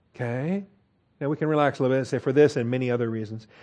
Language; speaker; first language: English; native; English